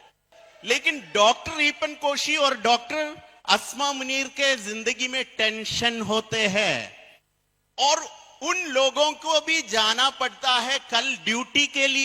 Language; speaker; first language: Hindi; non-native, learner; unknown